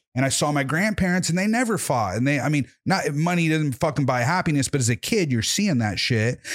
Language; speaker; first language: English; native; English